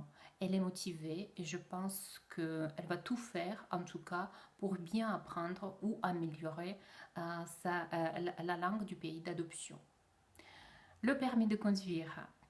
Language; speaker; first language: French; non-native, fluent; Russian